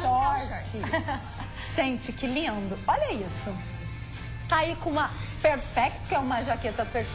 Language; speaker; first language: Portuguese; native; Portuguese